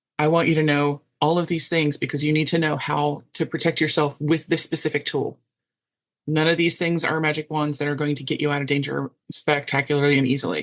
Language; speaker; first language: English; native; English